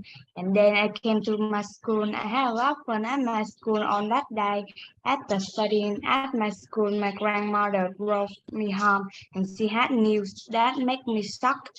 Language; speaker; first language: English; non-native, learner; Vietnamese